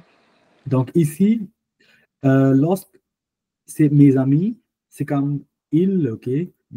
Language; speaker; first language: French; non-native, fluent; Hindi